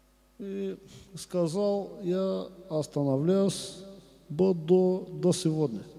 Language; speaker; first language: Russian; non-native, learner; Bulgarian